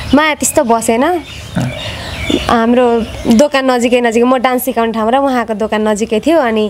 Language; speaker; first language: Nepali; native; Nepali